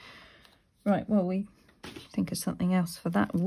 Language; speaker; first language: English; native; English